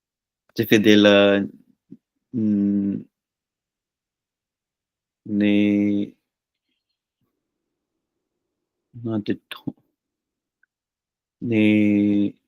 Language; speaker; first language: French; non-native, learner; Hindi